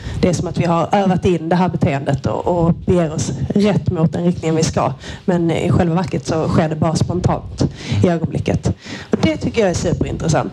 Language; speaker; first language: Swedish; native; Swedish